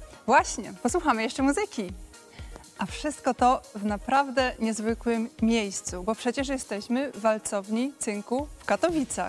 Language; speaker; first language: Polish; native; Polish